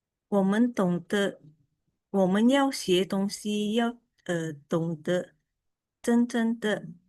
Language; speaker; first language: Chinese; early bilingual, heritage; Chinese